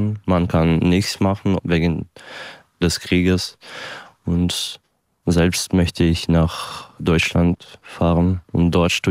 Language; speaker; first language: German; non-native, learner; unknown